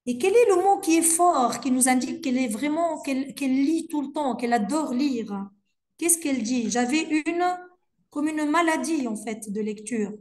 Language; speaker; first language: French; non-native, local second language; Arabic